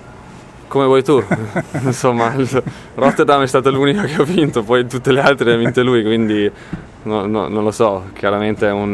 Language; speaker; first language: Italian; non-native, local second language; German